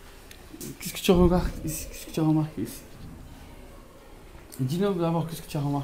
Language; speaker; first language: French; non-native, local second language; Arabic